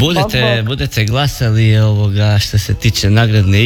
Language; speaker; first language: Serbian; native; Serbian